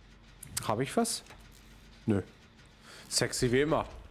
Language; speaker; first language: German; native; German